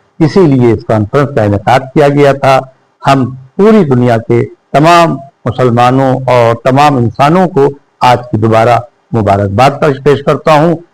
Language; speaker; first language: Urdu; native; Urdu